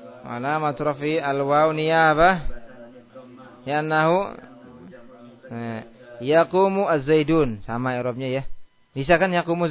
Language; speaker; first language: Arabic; non-native, fluent; Indonesian